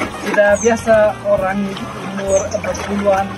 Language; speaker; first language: Indonesian; non-native, learner; German